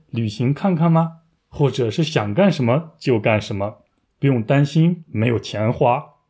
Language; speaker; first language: Chinese; native; Chinese